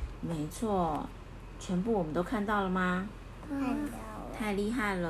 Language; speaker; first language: Chinese; native; Chinese